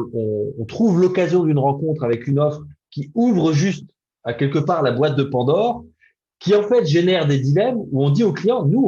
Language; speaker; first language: French; native; French